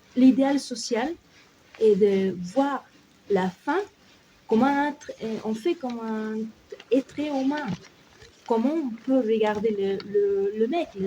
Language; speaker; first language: French; non-native, learner; Spanish